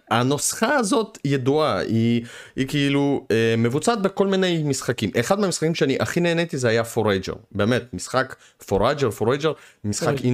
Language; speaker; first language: Hebrew; early bilingual, other home language; Russian